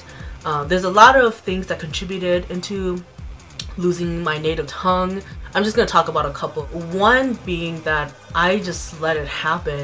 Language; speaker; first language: English; early bilingual, other home language; Hmong